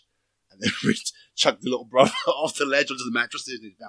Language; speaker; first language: English; native; English